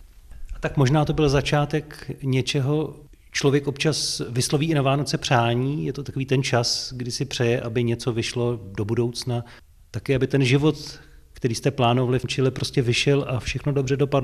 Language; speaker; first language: Czech; native; Czech